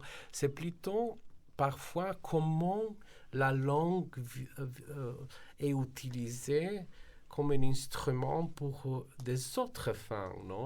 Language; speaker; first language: French; non-native, fluent; Slovenian